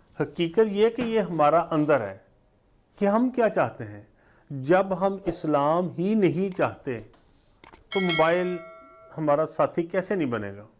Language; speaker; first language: Urdu; non-native, local second language; Punjabi